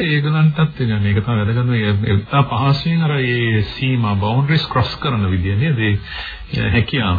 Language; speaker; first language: Sinhala; native; Sinhala